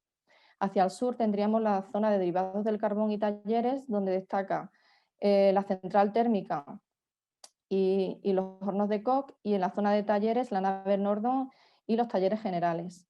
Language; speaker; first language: Spanish; native; Spanish